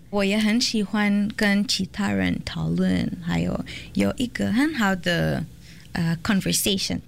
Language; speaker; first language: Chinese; non-native, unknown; Portuguese